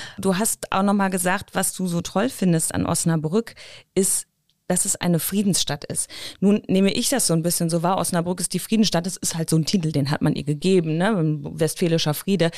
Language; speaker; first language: German; native; German